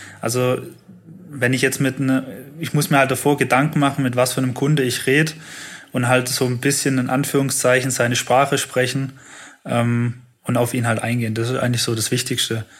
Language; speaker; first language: German; native; German